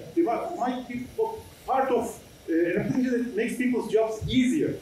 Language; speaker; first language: English; non-native, fluent; Turkish